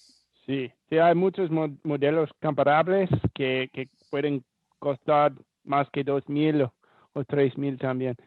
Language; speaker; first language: Spanish; non-native, learner; English